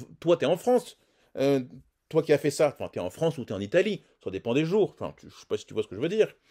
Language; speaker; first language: French; native; French